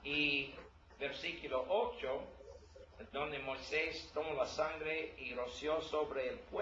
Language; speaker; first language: Spanish; non-native, learner; English